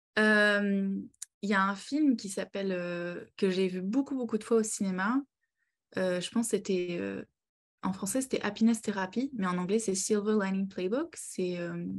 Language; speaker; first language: French; native; French